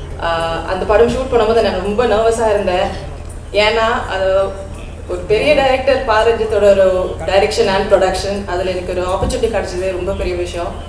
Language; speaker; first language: Tamil; non-native, fluent; Malayalam